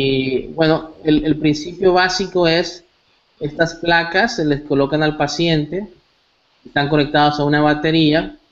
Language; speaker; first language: Spanish; native; Spanish